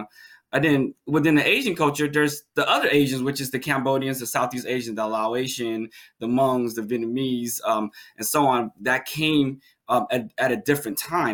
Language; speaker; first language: English; native; English